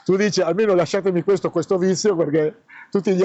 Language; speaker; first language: Italian; native; Italian